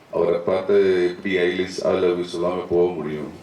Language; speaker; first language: Tamil; non-native, local second language; Malayalam